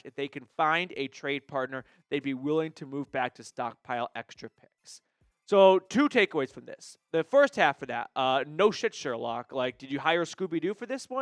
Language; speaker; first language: English; native; English